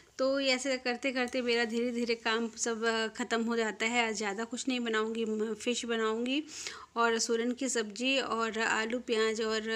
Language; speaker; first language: Hindi; non-native, local second language; Bangla